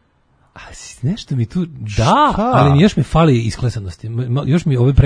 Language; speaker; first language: Serbian; native; Serbian